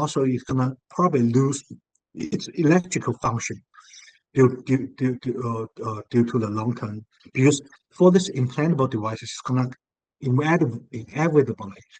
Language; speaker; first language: English; non-native, fluent; Chinese